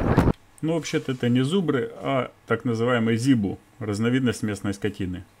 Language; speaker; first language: Russian; native; Russian